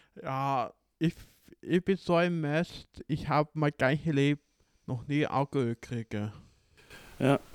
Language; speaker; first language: German; non-native, learner; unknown